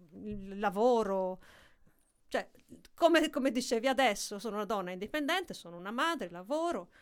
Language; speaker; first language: Italian; native; Italian